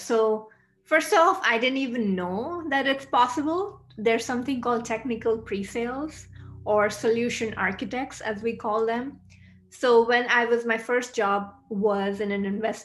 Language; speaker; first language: English; non-native, local second language; Hindi